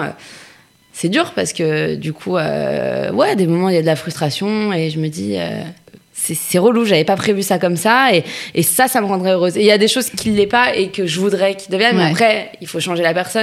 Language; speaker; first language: French; native; French